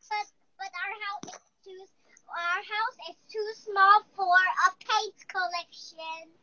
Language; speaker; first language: English; non-native, learner; Chinese